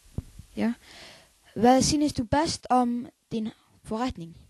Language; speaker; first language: Danish; non-native, learner; Icelandic